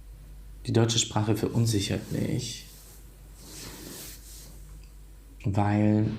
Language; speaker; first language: German; non-native, fluent; Polish